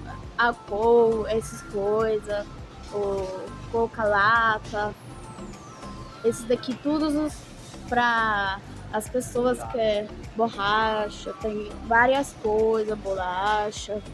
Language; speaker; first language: Portuguese; non-native, learner; Persian